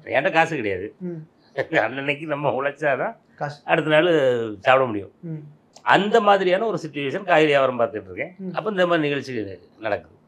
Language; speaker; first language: Tamil; native; Tamil